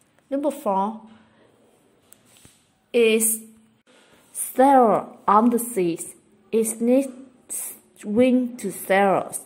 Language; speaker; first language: English; non-native, fluent; Vietnamese